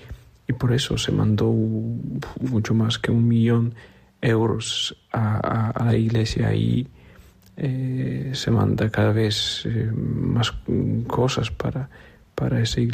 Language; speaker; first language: Spanish; non-native, fluent; Polish